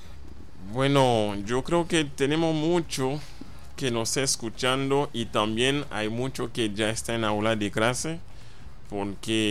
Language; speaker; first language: Spanish; non-native, fluent; Haitian Creole